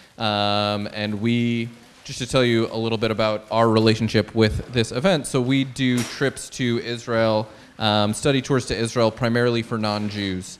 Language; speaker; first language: English; native; English